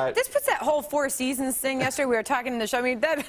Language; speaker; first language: English; native; English